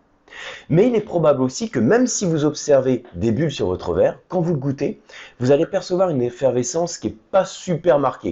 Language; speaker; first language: French; native; French